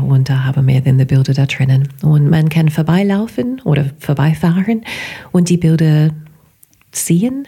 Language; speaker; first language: German; non-native, fluent; English